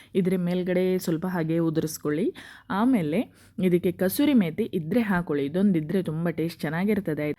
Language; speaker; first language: Kannada; non-native, local second language; Konkani